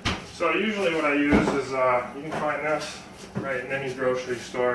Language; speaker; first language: English; native; English